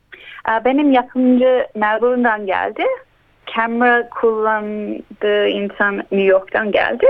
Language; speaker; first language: Turkish; early bilingual, heritage; Turkish